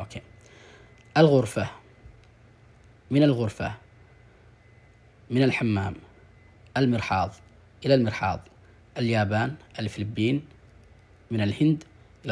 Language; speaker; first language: Arabic; non-native, fluent; Tamil